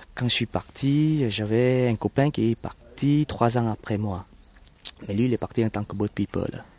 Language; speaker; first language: French; early bilingual, other home language; Vietnamese